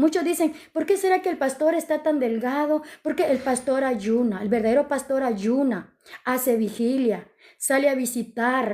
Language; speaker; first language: Spanish; native; Spanish